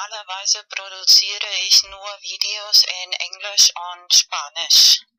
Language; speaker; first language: German; non-native, learner; Spanish